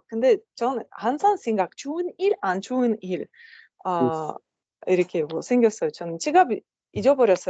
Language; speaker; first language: Korean; non-native, learner; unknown